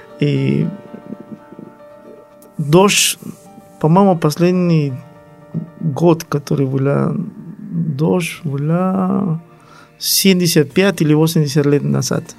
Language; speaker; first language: Russian; non-native, learner; Spanish